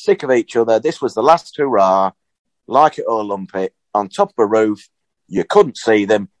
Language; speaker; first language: English; native; English